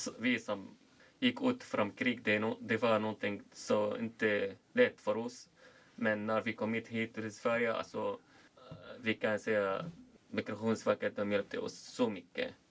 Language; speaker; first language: Swedish; non-native, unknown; Arabic